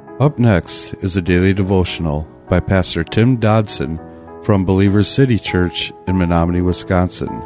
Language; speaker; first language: English; native; English